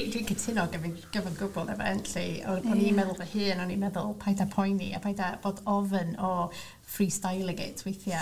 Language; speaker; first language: Welsh; non-native, local second language; English